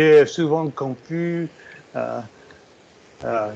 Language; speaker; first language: French; non-native, learner; English